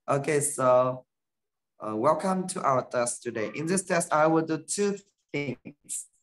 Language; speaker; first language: English; non-native, fluent; Vietnamese